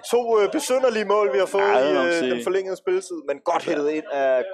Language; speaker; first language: Danish; native; Danish